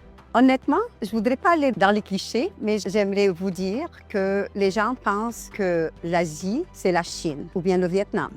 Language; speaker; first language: French; non-native, local second language; Arabic